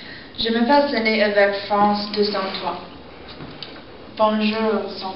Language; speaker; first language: French; non-native, learner; English